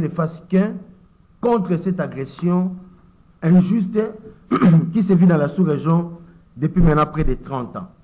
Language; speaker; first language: French; non-native, local second language; Lingala